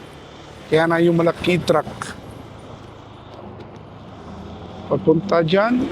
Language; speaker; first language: Filipino; non-native, learner; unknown